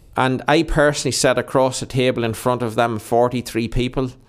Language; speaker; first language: English; native; English